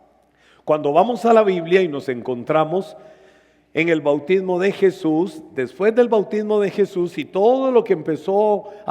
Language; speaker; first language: Spanish; native; Spanish